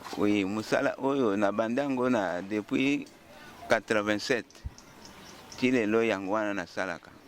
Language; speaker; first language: Lingala; non-native, local second language; Luba-Lulua